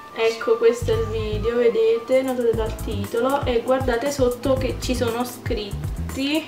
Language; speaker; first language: Italian; native; Italian